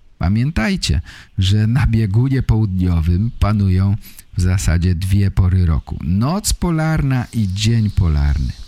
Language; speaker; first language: Polish; native; Polish